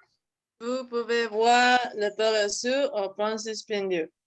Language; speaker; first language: French; non-native, learner; Spanish